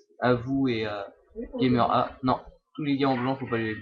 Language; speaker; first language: French; native; French